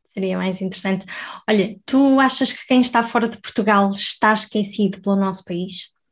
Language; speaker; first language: Portuguese; native; Portuguese